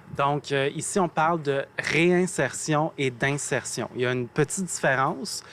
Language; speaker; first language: French; native; French